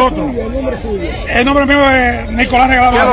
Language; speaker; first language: Spanish; native; Spanish